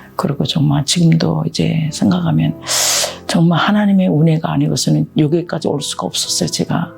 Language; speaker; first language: Korean; native; Korean